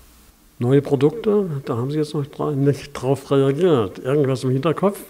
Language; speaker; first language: German; native; German